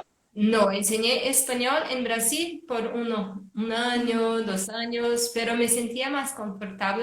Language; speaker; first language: Spanish; non-native, fluent; Portuguese